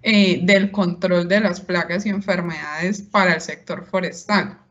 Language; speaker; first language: Spanish; native; Spanish